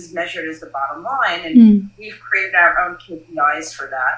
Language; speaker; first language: English; native; English